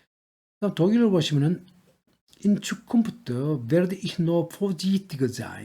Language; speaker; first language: German; non-native, learner; Korean